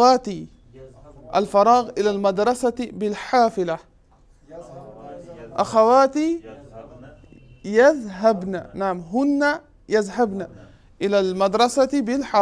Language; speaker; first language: Arabic; non-native, fluent; Urdu